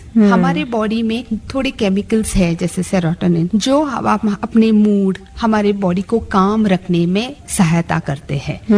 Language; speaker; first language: Hindi; non-native, local second language; Marathi